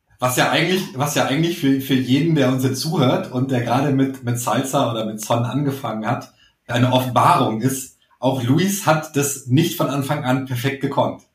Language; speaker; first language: German; native; German